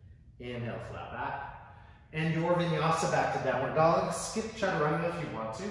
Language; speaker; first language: English; native; English